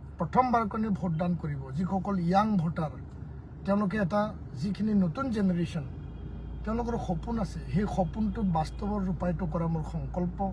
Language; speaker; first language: Assamese; non-native, local second language; Bodo